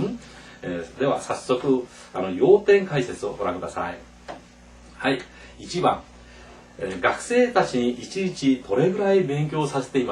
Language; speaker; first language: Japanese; non-native, fluent; Korean